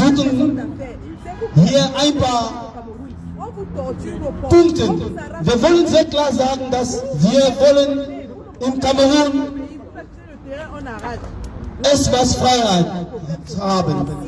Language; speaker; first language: German; non-native, learner; French